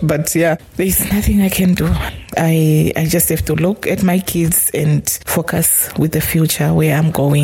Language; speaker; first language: English; non-native, local second language; Shona